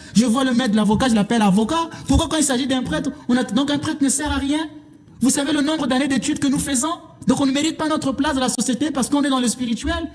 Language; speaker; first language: French; non-native, local second language; Lingala